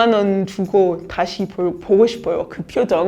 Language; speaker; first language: Korean; non-native, learner; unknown